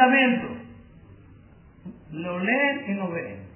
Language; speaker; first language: Spanish; non-native, learner; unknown